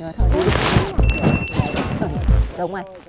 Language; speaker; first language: Vietnamese; native; Vietnamese